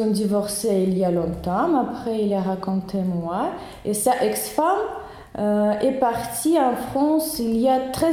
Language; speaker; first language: French; non-native, learner; Russian